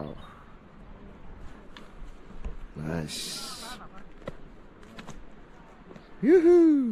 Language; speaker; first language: English; non-native, learner; Indonesian